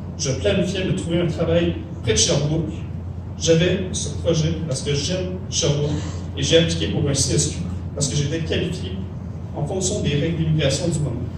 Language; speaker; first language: French; native; French